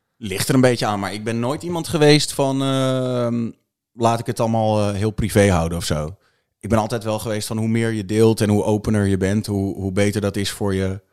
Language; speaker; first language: Dutch; native; Dutch